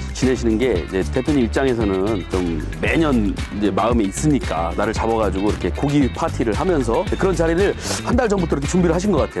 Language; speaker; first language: Korean; native; Korean